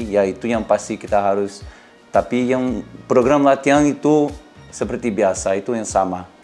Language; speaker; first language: Indonesian; non-native, learner; Portuguese